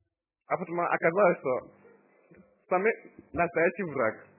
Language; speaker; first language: Russian; non-native, fluent; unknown